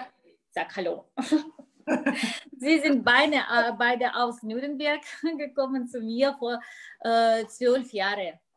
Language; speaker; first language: German; non-native, learner; Russian